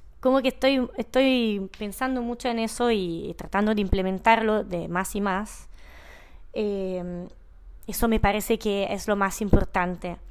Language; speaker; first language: Spanish; non-native, fluent; Italian